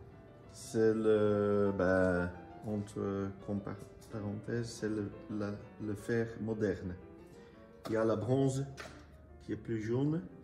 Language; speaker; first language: French; non-native, local second language; Dutch